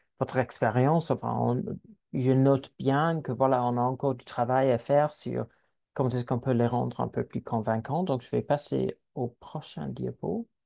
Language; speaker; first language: French; non-native, fluent; English